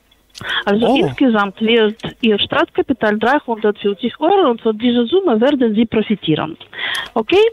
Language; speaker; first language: German; non-native, fluent; Polish